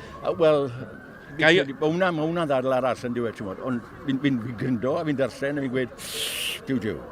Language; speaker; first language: Welsh; native; Welsh